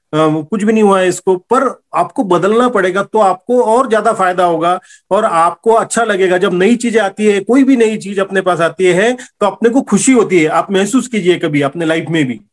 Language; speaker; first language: Hindi; non-native, local second language; Marathi